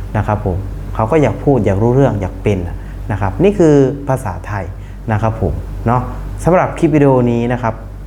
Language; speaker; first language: Thai; non-native, fluent; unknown